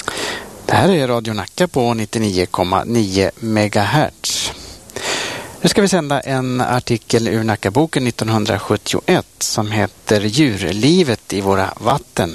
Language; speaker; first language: Swedish; native; Swedish